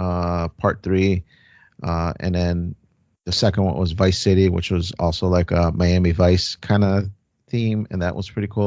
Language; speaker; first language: English; native; English